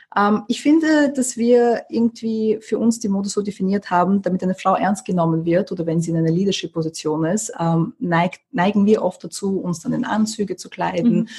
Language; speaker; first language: German; early bilingual, other home language; Russian